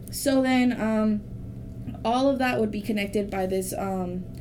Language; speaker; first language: English; non-native, fluent; Spanish